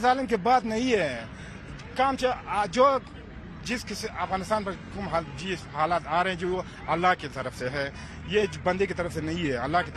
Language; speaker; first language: Hindi; non-native, fluent; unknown